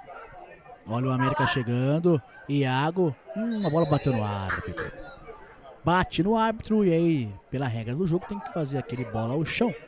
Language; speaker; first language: Portuguese; native; Portuguese